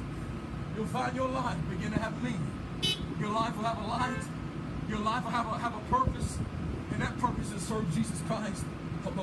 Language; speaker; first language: English; native; English